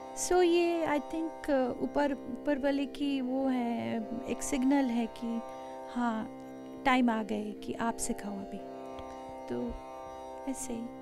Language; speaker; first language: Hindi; non-native, local second language; Bangla